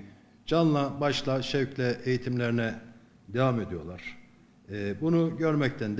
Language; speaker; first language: Turkish; native; Turkish